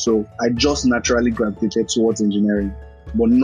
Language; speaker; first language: English; non-native, local second language; Yoruba